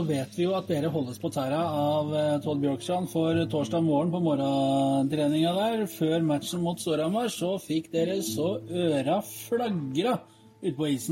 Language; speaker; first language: Norwegian; native; Norwegian